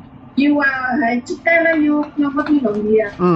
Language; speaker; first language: Cantonese; non-native, learner; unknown